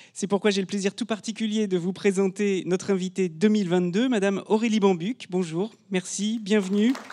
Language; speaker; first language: French; native; French